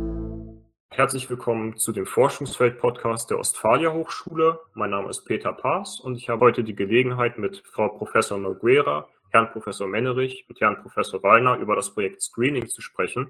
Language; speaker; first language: German; native; German